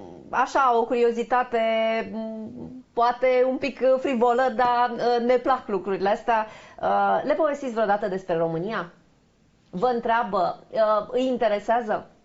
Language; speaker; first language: Romanian; native; Romanian